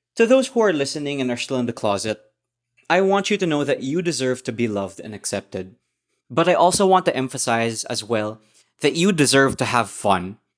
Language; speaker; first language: English; non-native, local second language; Filipino